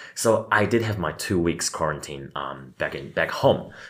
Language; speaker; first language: English; non-native, fluent; Chinese